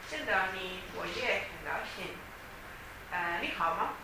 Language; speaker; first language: Chinese; non-native, learner; Italian